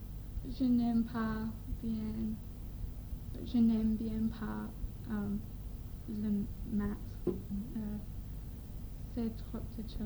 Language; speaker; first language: French; non-native, learner; English